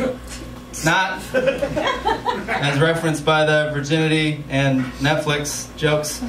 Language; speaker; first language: English; native; English